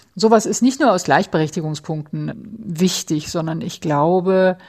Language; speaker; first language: German; native; German